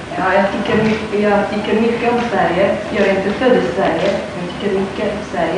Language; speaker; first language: Swedish; non-native, learner; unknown